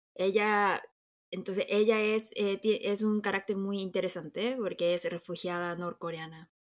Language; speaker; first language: Spanish; early bilingual, other home language; Korean